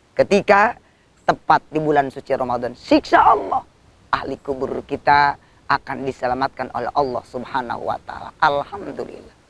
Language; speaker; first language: Indonesian; non-native, local second language; Sundanese